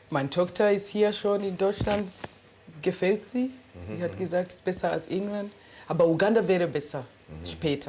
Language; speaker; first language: German; non-native, learner; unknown